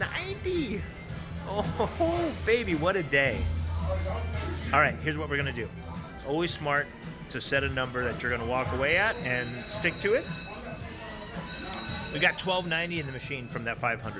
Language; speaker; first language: English; native; English